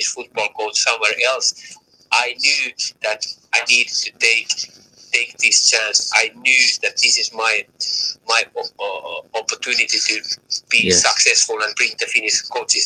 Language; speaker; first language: English; non-native, fluent; Finnish